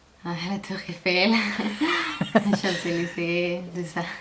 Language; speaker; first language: French; non-native, learner; Spanish